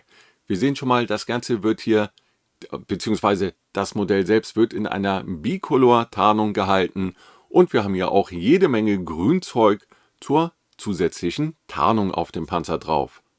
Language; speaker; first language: German; native; German